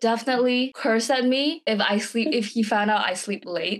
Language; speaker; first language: English; non-native, local second language; Chinese